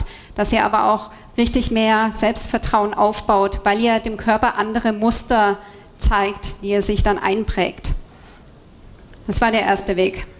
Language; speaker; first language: German; native; German